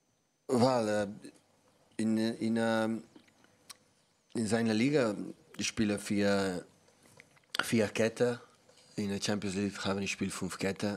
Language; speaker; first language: German; non-native, learner; Catalan